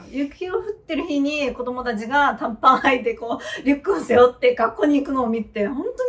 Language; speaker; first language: Japanese; non-native, fluent; Chinese